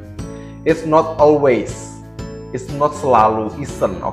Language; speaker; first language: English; non-native, learner; Indonesian